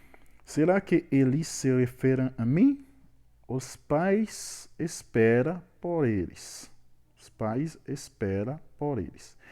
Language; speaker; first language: Portuguese; non-native, learner; Haitian Creole